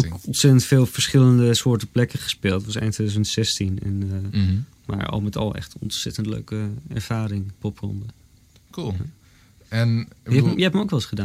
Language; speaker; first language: Dutch; native; Dutch